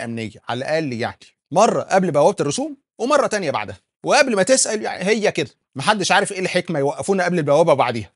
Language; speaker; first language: Arabic; native; Arabic